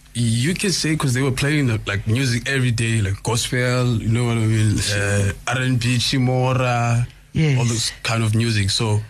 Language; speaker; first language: English; non-native, local second language; Xhosa